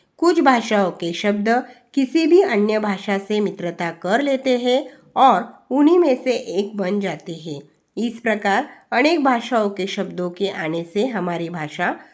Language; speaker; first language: Hindi; non-native, local second language; Marathi